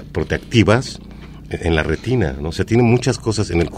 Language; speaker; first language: Spanish; native; Spanish